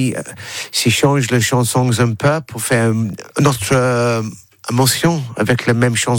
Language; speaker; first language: French; non-native, learner; English